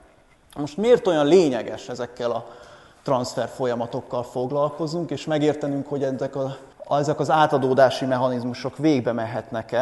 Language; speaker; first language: Hungarian; native; Hungarian